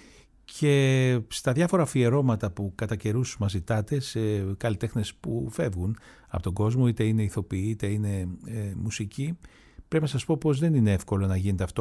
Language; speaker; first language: Greek; native; Greek